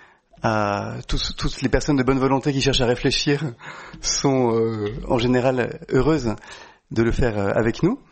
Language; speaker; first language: French; native; French